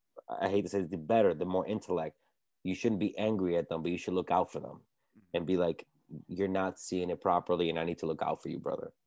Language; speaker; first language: English; early bilingual, other home language; Spanish